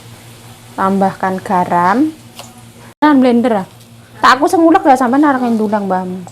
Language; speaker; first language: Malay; non-native, local second language; Javanese